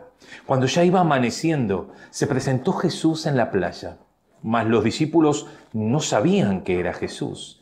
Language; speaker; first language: Spanish; native; Spanish